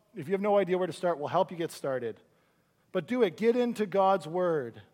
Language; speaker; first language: English; native; English